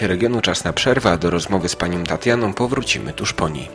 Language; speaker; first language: Polish; native; Polish